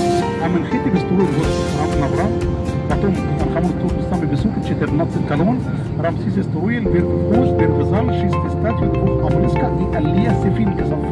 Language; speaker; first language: Russian; non-native, learner; Arabic